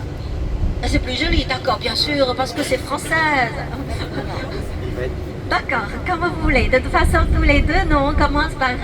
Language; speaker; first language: French; non-native, fluent; Chinese